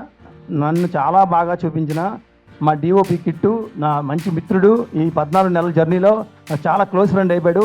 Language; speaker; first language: Telugu; native; Telugu